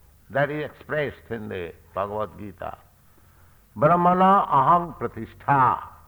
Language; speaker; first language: English; non-native, local second language; Bangla